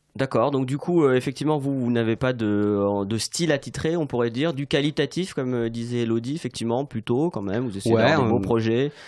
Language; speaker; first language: French; native; French